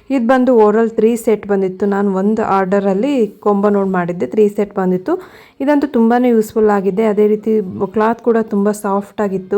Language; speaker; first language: Kannada; native; Kannada